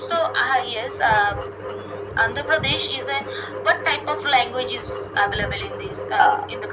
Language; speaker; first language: English; non-native, learner; Bangla